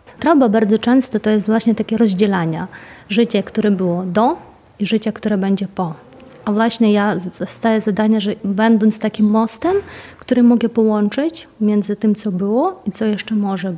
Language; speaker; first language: Polish; non-native, fluent; Ukrainian